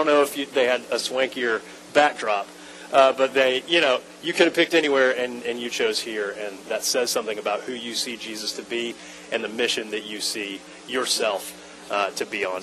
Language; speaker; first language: English; native; English